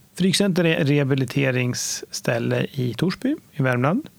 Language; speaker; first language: Swedish; native; Swedish